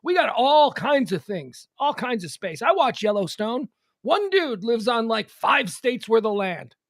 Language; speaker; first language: English; native; English